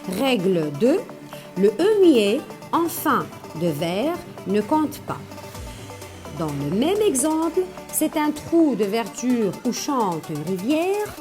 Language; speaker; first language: French; non-native, local second language; Arabic